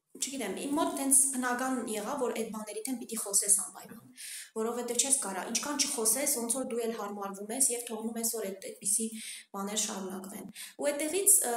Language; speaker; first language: Armenian; early bilingual, heritage; Armenian